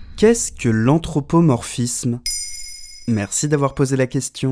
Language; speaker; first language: French; native; French